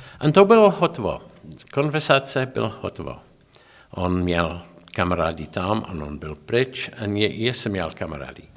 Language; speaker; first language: Czech; non-native, learner; English